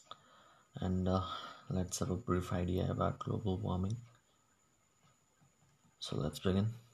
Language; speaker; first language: English; non-native, local second language; Odia